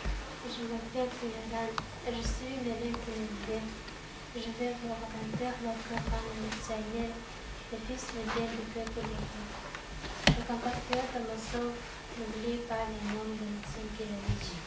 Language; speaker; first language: French; non-native, learner; Yakut